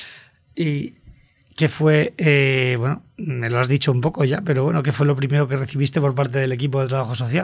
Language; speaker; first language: Spanish; native; Spanish